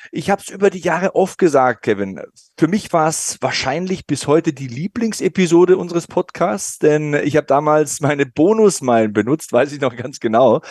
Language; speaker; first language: German; native; German